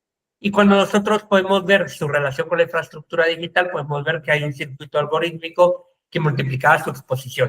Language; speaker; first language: Spanish; native; Spanish